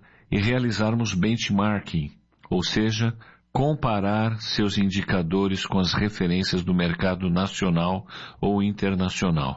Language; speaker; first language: Portuguese; native; Portuguese